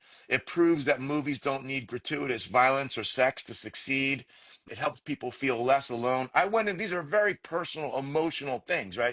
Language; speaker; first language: English; native; English